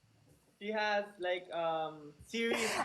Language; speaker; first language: English; non-native, local second language; Filipino